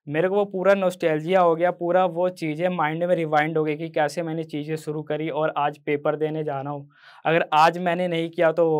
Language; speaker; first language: Hindi; native; Hindi